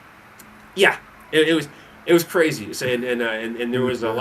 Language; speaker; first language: English; native; English